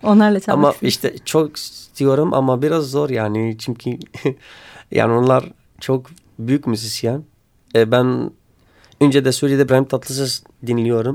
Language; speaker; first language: Turkish; non-native, learner; Kurdish